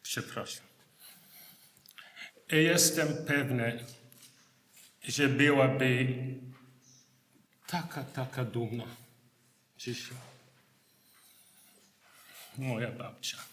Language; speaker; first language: Polish; non-native, learner; English